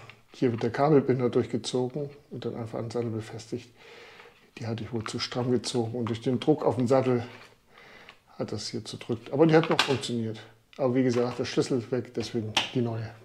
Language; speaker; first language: German; native; German